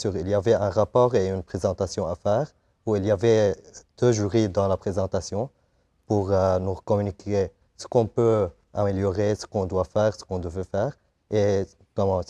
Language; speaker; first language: French; non-native, fluent; Arabic